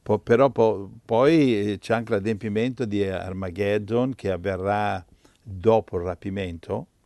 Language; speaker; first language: Italian; native; Italian